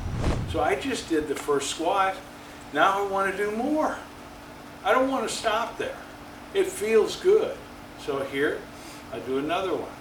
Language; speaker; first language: English; native; English